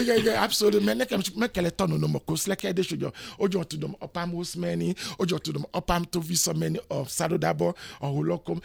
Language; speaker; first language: Hungarian; non-native, learner; Yoruba